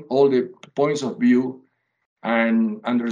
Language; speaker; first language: English; non-native, fluent; Spanish